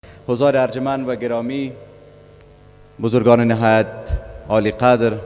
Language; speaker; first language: Persian; native; Persian